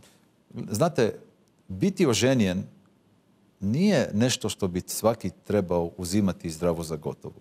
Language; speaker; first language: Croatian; non-native, fluent; Hebrew